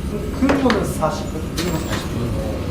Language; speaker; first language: Korean; non-native, fluent; Japanese